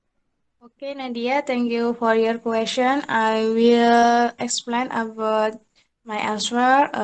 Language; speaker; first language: English; non-native, learner; Indonesian